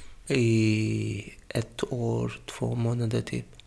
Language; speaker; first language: Swedish; non-native, fluent; Arabic